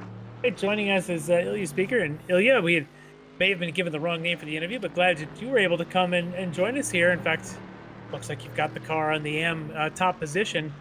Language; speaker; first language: English; native; English